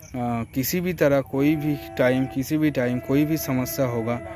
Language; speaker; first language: Hindi; non-native, local second language; Bangla